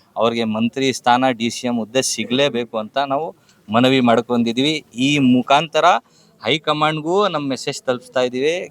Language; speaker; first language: Kannada; non-native, local second language; Urdu